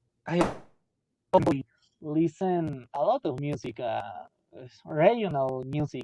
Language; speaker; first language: English; non-native, learner; Spanish